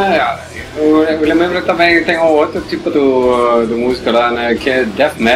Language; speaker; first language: Portuguese; non-native, learner; Norwegian